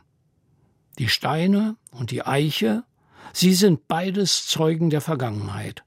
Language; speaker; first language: German; native; German